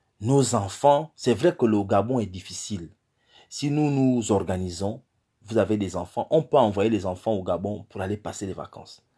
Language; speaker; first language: French; non-native, local second language; Fang